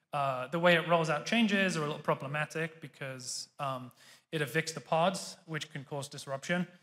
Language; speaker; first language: English; native; English